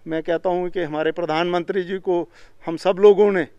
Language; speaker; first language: Hindi; native; Hindi